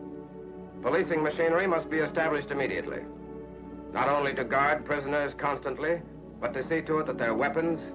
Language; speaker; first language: English; native; English